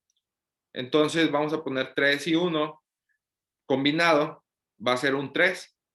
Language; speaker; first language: Spanish; native; Spanish